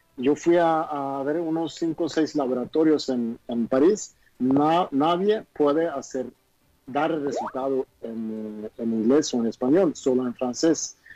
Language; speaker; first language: Spanish; non-native, fluent; Swedish